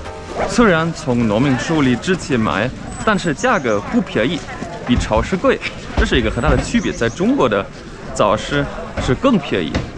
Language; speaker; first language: Chinese; non-native, fluent; German